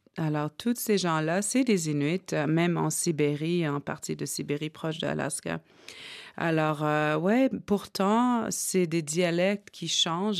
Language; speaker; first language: French; non-native, local second language; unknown